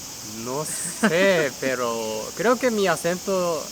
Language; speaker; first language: Spanish; non-native, learner; Japanese